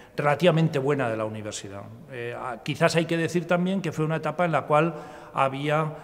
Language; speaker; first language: Spanish; native; Spanish